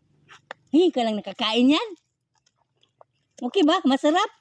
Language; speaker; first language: Filipino; non-native, local second language; Cebuano